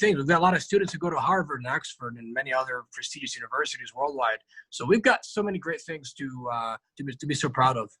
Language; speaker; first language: English; non-native, fluent; Arabic